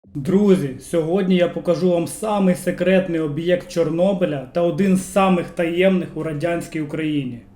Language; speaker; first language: Ukrainian; non-native, local second language; Russian